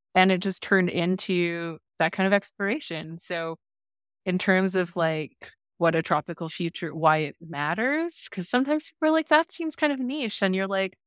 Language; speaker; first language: English; non-native, local second language; Filipino